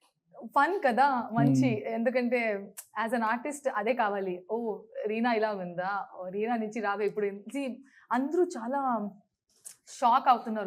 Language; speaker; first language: Telugu; non-native, learner; Kannada